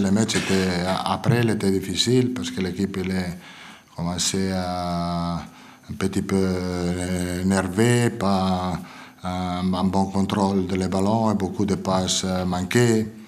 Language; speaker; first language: French; non-native, learner; Italian